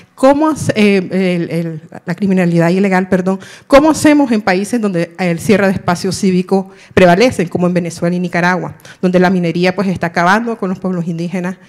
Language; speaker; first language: Spanish; non-native, local second language; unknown